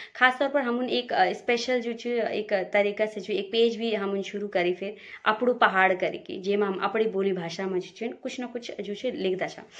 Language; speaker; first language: Hindi; non-native, local second language; Garhwali